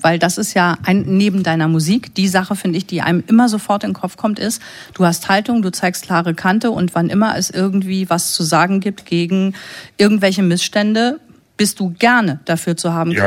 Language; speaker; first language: German; native; German